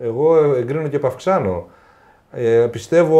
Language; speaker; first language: Greek; native; Greek